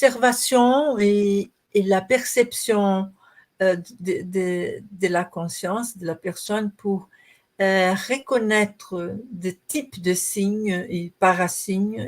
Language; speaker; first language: French; non-native, learner; Portuguese